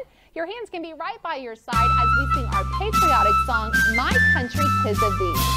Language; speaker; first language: English; native; English